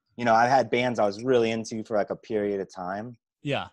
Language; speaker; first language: English; native; English